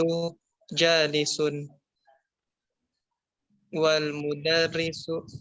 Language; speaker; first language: Arabic; non-native, learner; Indonesian